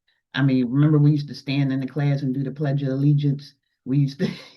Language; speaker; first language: English; native; English